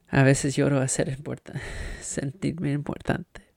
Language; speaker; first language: Spanish; early bilingual, heritage; Spanish